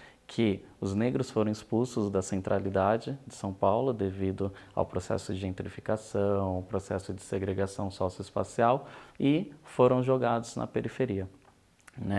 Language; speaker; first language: Portuguese; native; Portuguese